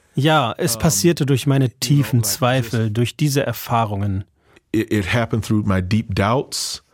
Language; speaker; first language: German; non-native, fluent; English